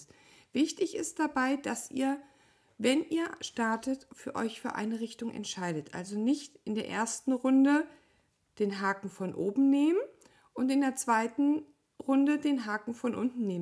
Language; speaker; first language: German; native; German